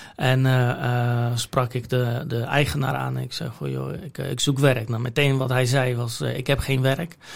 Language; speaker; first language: Dutch; non-native, fluent; Polish